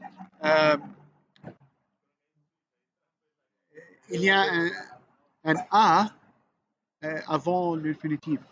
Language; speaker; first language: French; non-native, learner; Arabic